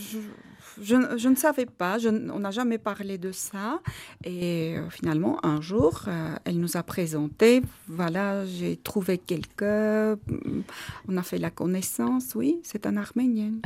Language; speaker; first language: French; non-native, learner; Armenian